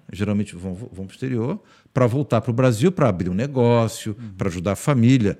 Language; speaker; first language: Portuguese; early bilingual, heritage; Portuguese